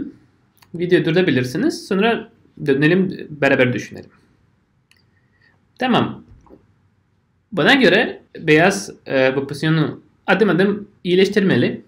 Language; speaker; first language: Turkish; non-native, fluent; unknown